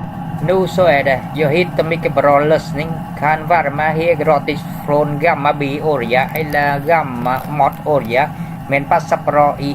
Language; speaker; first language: Swedish; non-native, learner; Vietnamese